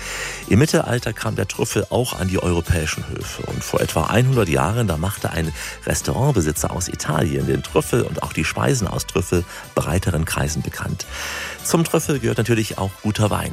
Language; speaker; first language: German; native; German